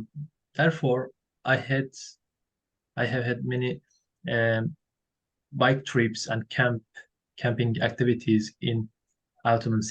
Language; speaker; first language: English; non-native, learner; Turkish